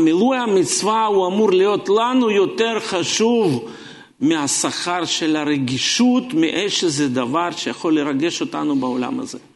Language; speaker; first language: Hebrew; non-native, fluent; Russian